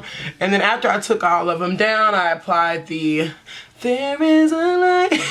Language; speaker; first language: English; native; English